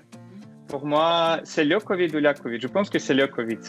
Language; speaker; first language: French; non-native, learner; Russian